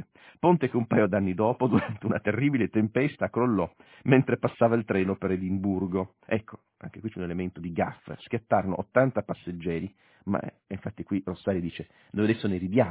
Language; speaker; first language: Italian; native; Italian